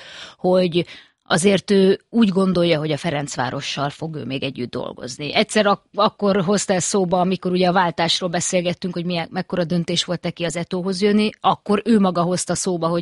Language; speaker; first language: Hungarian; native; Hungarian